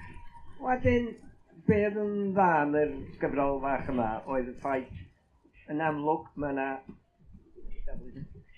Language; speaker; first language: Welsh; native; Welsh